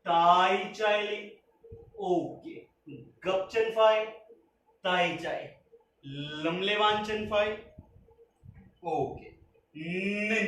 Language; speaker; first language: Vietnamese; non-native, learner; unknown